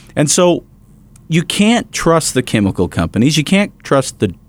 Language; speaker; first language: English; native; English